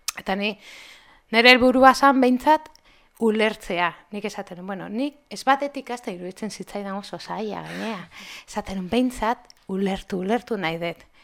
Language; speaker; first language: Basque; non-native, local second language; Spanish